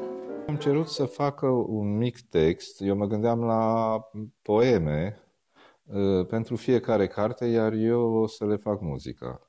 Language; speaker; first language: Romanian; native; Romanian